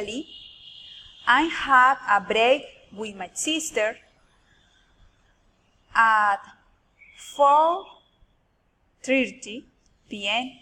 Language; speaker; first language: English; non-native, learner; Spanish